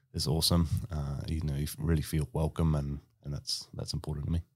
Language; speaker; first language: English; native; English